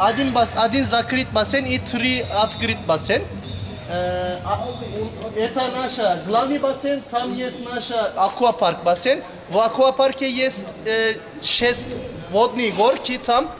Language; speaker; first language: Russian; non-native, learner; Turkish